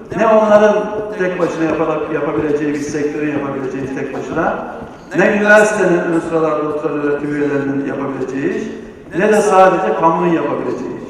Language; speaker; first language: Turkish; native; Turkish